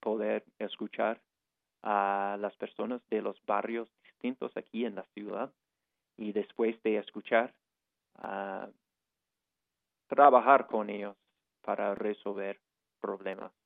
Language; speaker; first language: Spanish; non-native, fluent; English